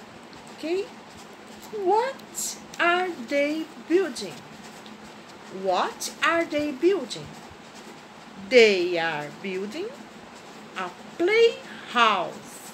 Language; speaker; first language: English; non-native, learner; Portuguese